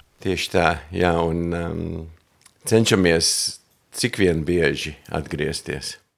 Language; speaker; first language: Latvian; early bilingual, heritage; Latvian